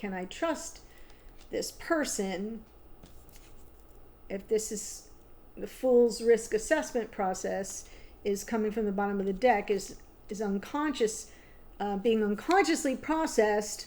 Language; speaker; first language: English; native; English